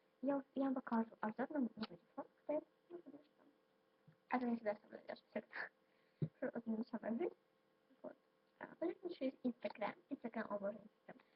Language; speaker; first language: Russian; non-native, local second language; Ukrainian